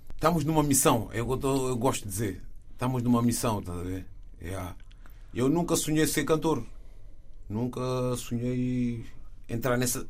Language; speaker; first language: Portuguese; non-native, fluent; Wolof